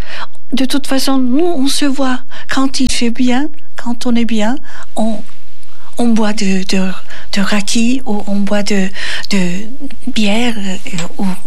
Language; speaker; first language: French; non-native, fluent; Turkish